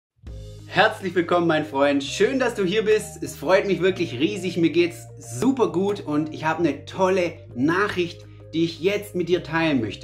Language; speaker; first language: German; native; German